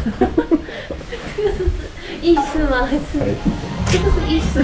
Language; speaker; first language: Chinese; non-native, fluent; Japanese